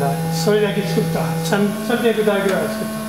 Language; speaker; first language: Japanese; non-native, learner; English